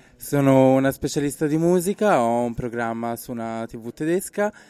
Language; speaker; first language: Italian; native; Italian